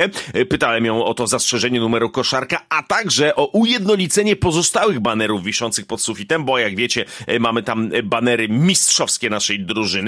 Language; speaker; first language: Polish; native; Polish